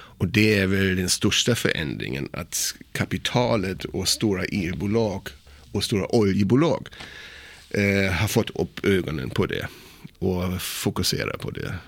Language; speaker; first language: Swedish; non-native, fluent; German